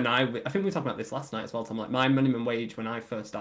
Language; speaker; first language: English; native; English